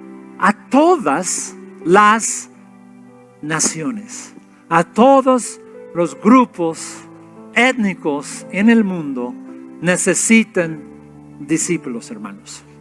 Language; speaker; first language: Spanish; non-native, fluent; English